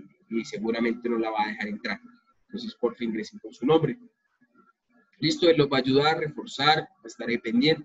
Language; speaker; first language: Spanish; native; Spanish